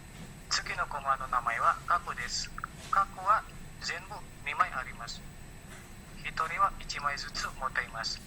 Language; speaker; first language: Japanese; non-native, learner; Indonesian